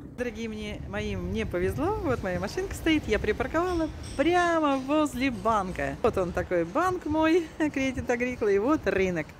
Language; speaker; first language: Russian; native; Russian